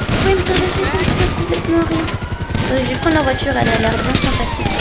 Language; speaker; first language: French; native; French